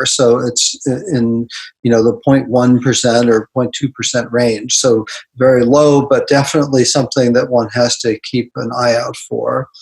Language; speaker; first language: English; native; English